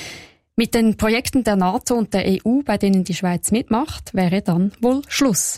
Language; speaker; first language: German; native; German